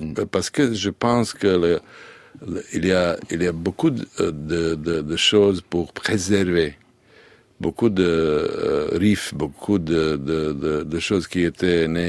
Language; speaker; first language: French; non-native, learner; Serbian